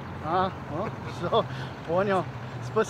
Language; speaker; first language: Russian; non-native, learner; English